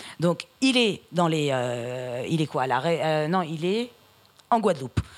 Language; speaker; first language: French; early bilingual, other home language; Persian